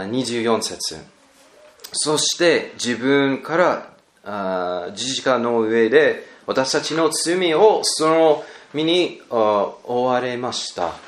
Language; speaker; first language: Japanese; non-native, learner; English